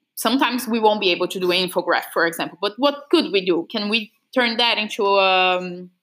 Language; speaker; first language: English; non-native, fluent; Portuguese